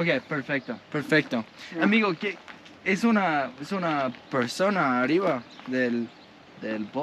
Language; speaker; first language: Spanish; non-native, learner; English